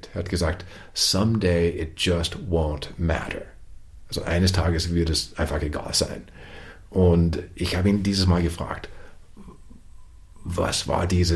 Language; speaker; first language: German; non-native, fluent; English